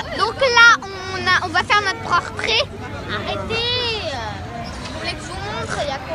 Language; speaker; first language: French; native; French